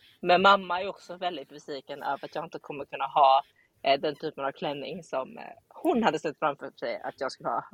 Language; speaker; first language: Swedish; native; Swedish